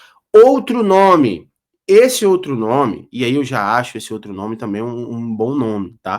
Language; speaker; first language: Portuguese; native; Portuguese